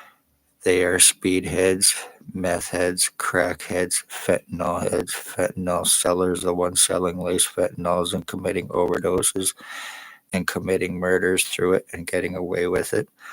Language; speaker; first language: English; native; English